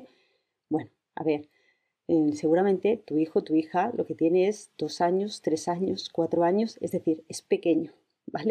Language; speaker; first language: Spanish; native; Spanish